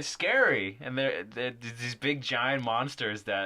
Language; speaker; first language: English; native; English